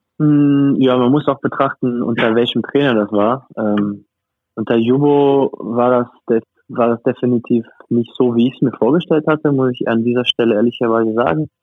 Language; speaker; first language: German; non-native, fluent; French